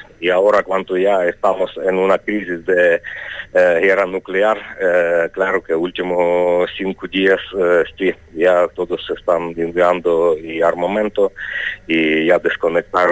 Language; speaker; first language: Spanish; non-native, fluent; Ukrainian